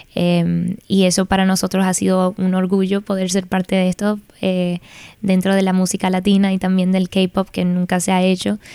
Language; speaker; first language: Spanish; early bilingual, heritage; Spanish